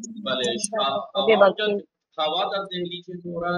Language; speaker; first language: Persian; non-native, fluent; Urdu